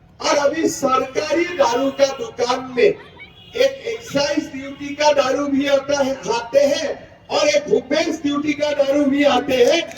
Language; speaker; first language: Hindi; non-native, local second language; Assamese